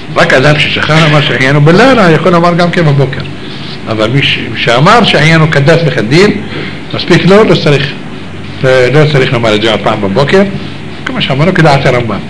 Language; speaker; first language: Hebrew; native; Hebrew